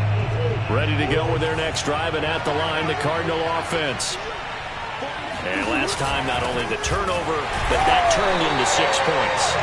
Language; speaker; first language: English; native; English